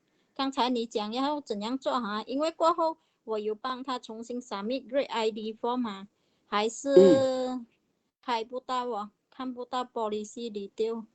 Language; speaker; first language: Chinese; native; Chinese